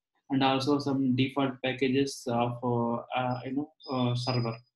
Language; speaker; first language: English; non-native, local second language; Telugu